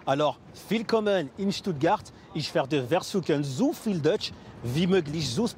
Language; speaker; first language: German; non-native, learner; French